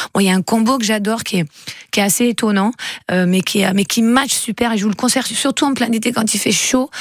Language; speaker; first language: French; native; French